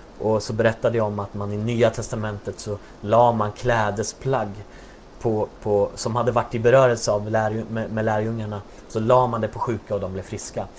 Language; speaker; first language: Swedish; native; Swedish